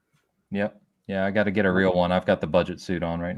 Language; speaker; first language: English; native; English